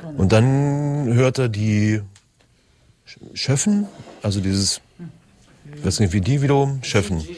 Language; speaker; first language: German; native; German